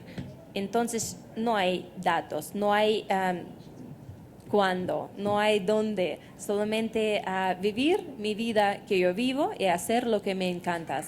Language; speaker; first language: Spanish; non-native, fluent; Russian